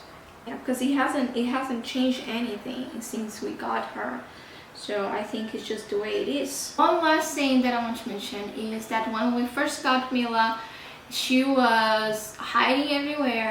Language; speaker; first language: English; non-native, fluent; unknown